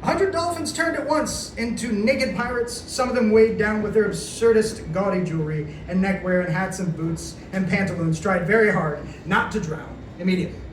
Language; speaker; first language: English; native; English